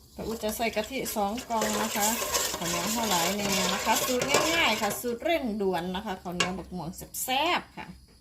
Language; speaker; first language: Thai; native; Thai